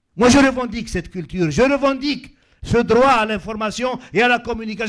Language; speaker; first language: French; non-native, local second language; Arabic